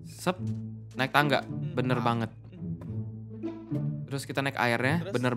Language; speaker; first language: Indonesian; native; Indonesian